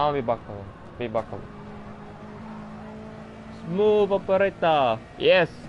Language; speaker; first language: Turkish; early bilingual, other home language; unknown